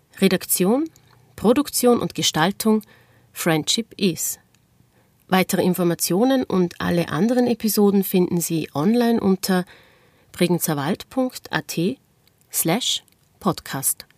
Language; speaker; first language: German; native; German